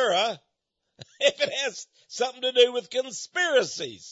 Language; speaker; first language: English; native; English